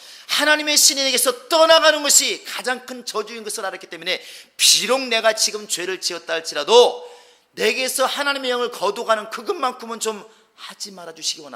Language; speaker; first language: Korean; native; Korean